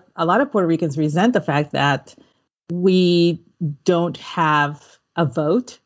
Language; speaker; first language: English; early bilingual, other home language; Spanish